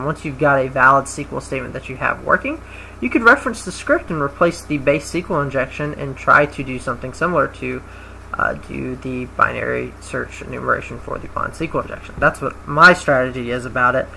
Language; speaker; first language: English; native; English